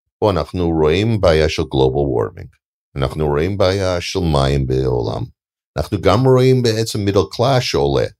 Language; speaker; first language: Hebrew; non-native, fluent; English